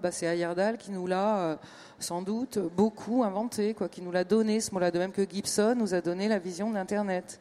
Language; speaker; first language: French; native; French